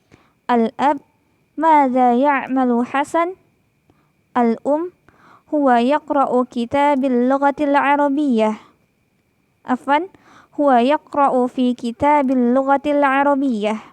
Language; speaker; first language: Arabic; non-native, fluent; Indonesian